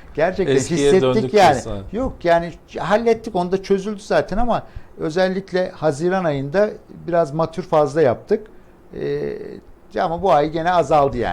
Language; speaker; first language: Turkish; native; Turkish